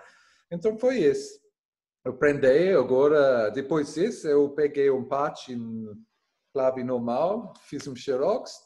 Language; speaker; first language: Portuguese; non-native, learner; English